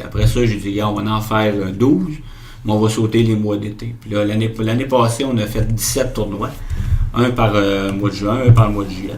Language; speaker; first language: French; native; French